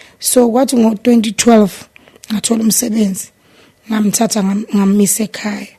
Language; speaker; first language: Zulu; native; Zulu